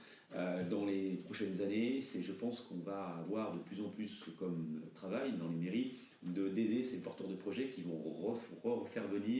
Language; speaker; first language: French; native; French